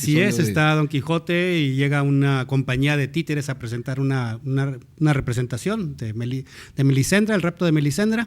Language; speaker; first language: Spanish; native; Spanish